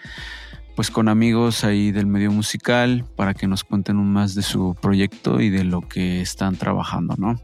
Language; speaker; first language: Spanish; native; Spanish